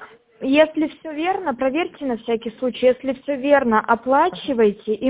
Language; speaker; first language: Russian; native; Russian